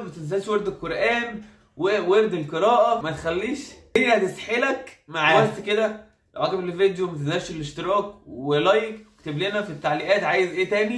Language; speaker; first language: Arabic; native; Arabic